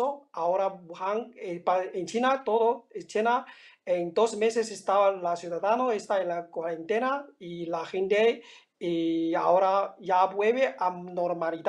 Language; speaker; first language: Spanish; non-native, fluent; Chinese